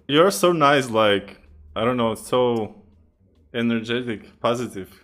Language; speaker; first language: English; non-native, fluent; Russian